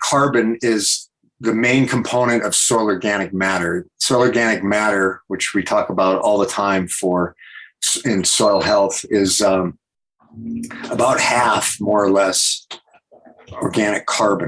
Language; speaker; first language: English; native; English